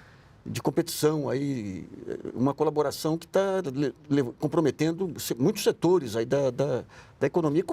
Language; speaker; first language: Portuguese; native; Portuguese